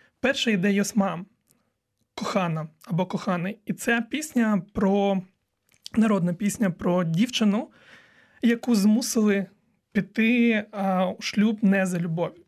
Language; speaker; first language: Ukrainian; non-native, local second language; Crimean Tatar